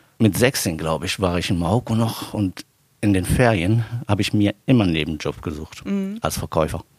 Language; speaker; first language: German; non-native, fluent; Arabic